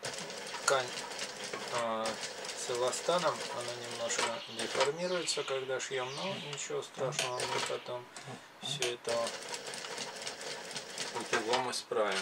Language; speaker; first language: Russian; native; Russian